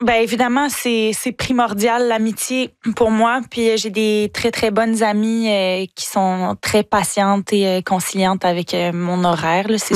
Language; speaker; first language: French; native; French